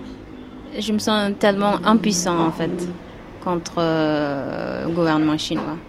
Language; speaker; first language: French; non-native, fluent; Uyghur